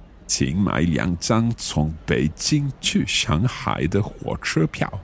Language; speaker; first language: Chinese; non-native, learner; English